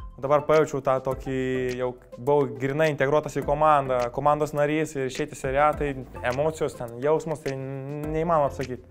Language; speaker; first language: Lithuanian; native; Lithuanian